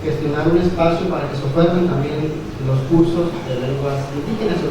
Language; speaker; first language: Spanish; native; Spanish